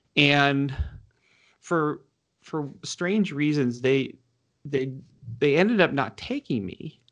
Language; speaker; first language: English; native; English